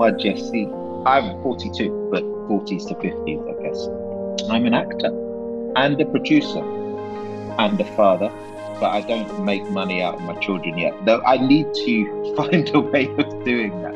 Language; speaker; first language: English; native; English